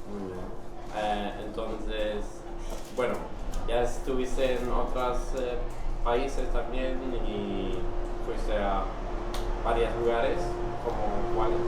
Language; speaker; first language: Spanish; non-native, fluent; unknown